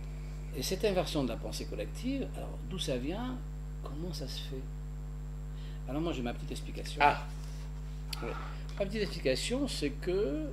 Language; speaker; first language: French; native; French